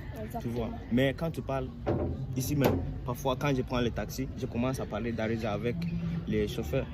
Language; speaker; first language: French; non-native, learner; English